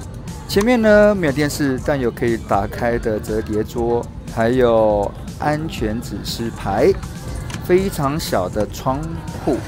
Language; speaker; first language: Chinese; native; Chinese